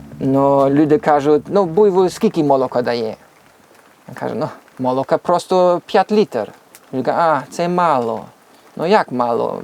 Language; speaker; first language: Ukrainian; non-native, learner; German